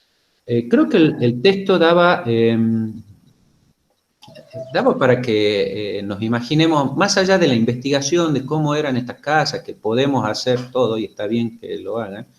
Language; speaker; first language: Spanish; native; Spanish